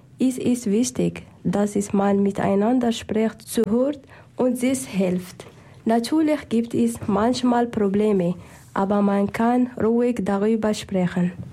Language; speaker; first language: German; non-native, learner; Arabic